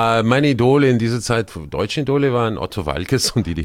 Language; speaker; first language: German; non-native, fluent; Croatian